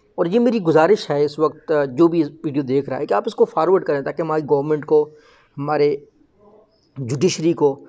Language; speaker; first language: Urdu; non-native, local second language; Baluchi